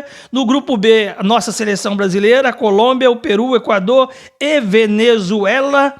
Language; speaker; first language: Portuguese; native; Portuguese